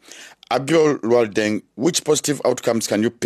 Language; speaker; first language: English; non-native, local second language; Kinyarwanda